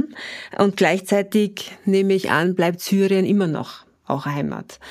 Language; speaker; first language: German; native; German